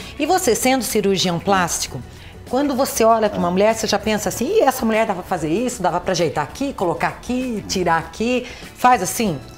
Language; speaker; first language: Portuguese; native; Portuguese